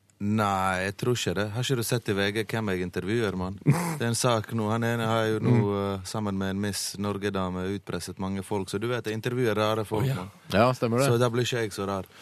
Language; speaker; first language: Norwegian; early bilingual, other home language; Bosnian